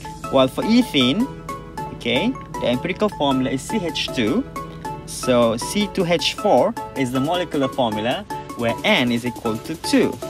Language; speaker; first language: English; non-native, local second language; Malay